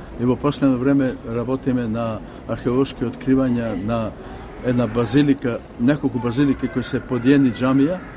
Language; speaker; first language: Macedonian; native; Macedonian